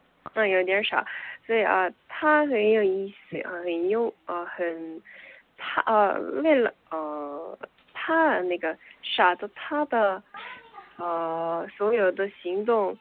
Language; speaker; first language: Chinese; non-native, learner; Korean